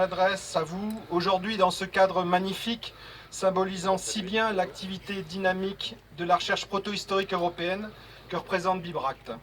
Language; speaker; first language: French; native; French